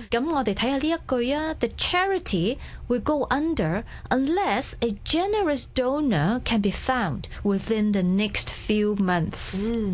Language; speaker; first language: English; non-native, local second language; Cantonese